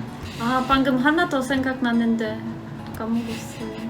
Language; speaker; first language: Korean; non-native, fluent; Polish